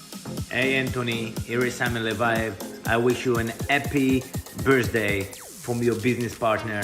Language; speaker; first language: English; non-native, fluent; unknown